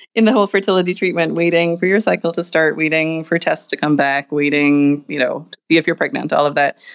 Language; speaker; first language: English; native; English